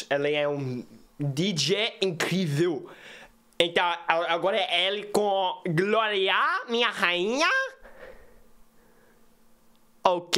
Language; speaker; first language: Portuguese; non-native, learner; English